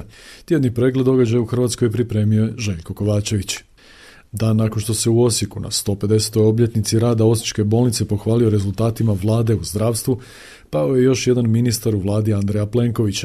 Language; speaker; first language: Croatian; native; Croatian